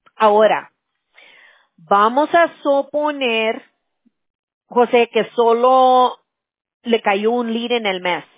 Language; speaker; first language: Spanish; early bilingual, other home language; English